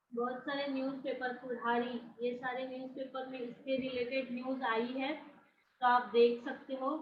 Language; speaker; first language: Hindi; non-native, local second language; Marathi